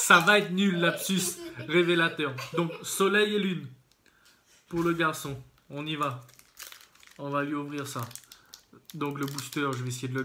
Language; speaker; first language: French; native; French